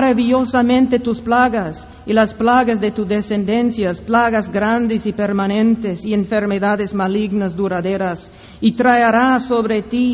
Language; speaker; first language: Spanish; non-native, fluent; English